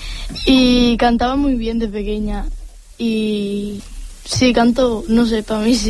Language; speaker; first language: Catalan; non-native, local second language; Spanish